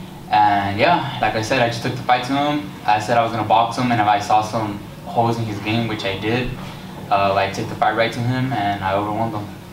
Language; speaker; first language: English; early bilingual, other home language; Spanish